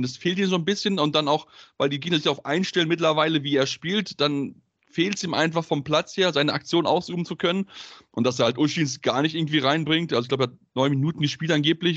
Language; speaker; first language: German; native; German